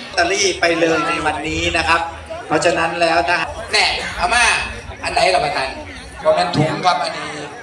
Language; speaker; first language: Thai; native; Thai